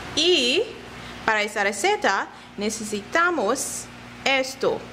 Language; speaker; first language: Spanish; non-native, learner; English